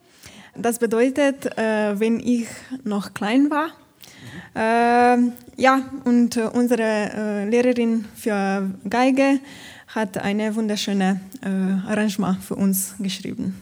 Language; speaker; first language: German; non-native, learner; Slovenian